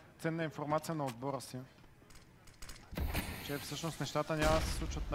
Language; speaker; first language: Bulgarian; native; Bulgarian